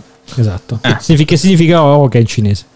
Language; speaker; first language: Italian; native; Italian